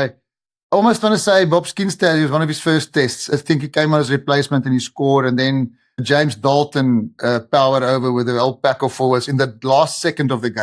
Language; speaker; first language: English; non-native, local second language; Afrikaans